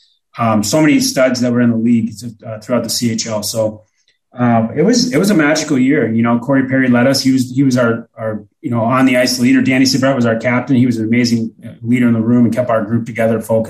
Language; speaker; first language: English; native; English